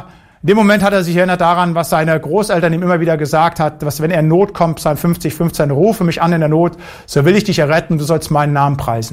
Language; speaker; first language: German; native; German